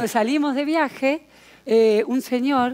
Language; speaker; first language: Spanish; native; Spanish